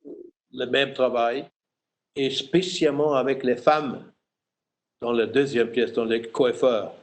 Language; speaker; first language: French; non-native, fluent; German